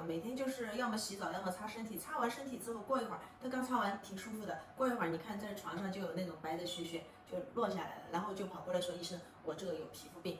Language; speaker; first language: Chinese; native; Chinese